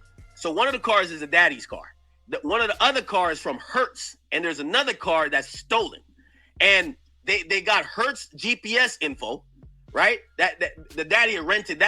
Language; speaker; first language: English; native; English